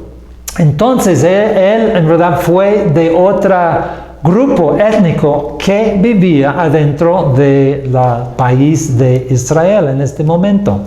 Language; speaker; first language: Spanish; non-native, fluent; English